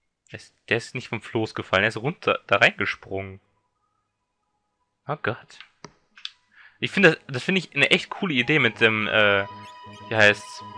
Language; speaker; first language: German; native; German